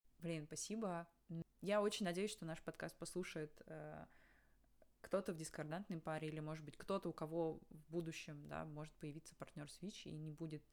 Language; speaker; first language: Russian; native; Russian